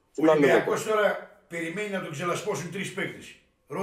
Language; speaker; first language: Greek; native; Greek